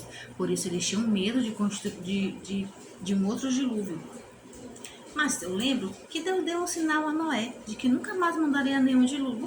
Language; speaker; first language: Portuguese; native; Portuguese